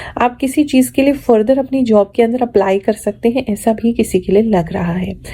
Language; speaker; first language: Hindi; native; Hindi